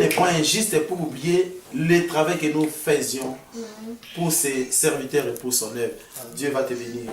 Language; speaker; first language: French; non-native, local second language; Lingala